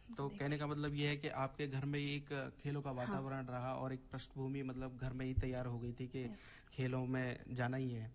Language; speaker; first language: Hindi; native; Hindi